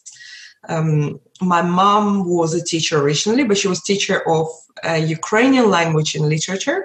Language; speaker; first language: English; early bilingual, other home language; Russian